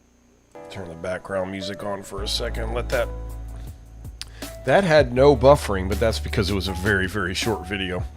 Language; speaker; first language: English; native; English